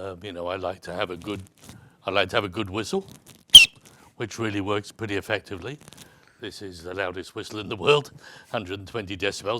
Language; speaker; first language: English; native; English